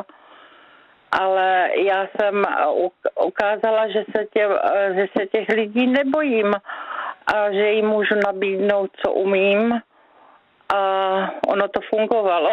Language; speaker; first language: Czech; native; Czech